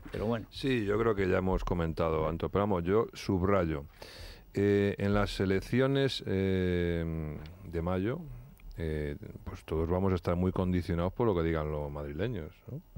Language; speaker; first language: Spanish; native; Spanish